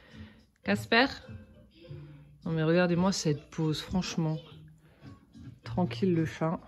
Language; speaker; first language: French; native; French